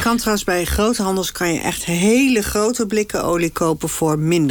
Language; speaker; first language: Dutch; native; Dutch